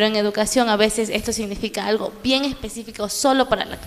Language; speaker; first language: Spanish; native; Spanish